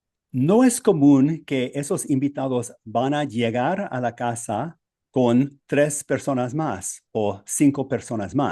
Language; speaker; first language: Spanish; non-native, fluent; English